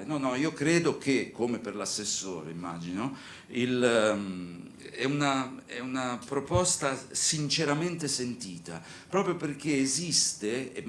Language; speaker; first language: Italian; native; Italian